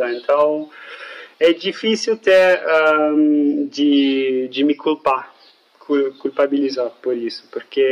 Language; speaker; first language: Portuguese; non-native, fluent; French